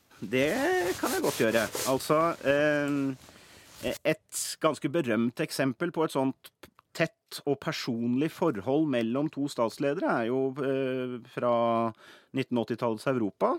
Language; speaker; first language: Norwegian; native; Norwegian